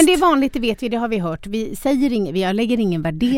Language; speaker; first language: Swedish; native; Swedish